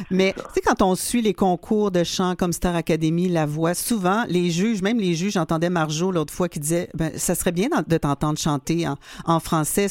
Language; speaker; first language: French; native; French